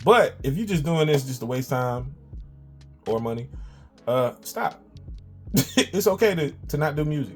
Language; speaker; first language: English; native; English